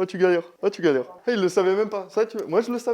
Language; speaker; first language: French; native; French